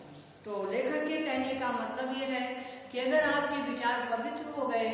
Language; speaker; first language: Hindi; native; Hindi